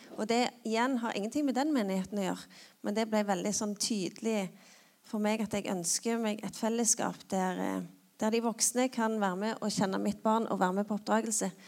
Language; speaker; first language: Norwegian; native; Norwegian